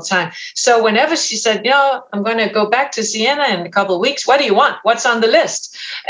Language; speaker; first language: English; non-native, fluent; Danish